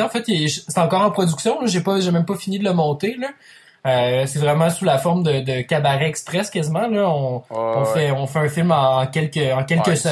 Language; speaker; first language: French; native; French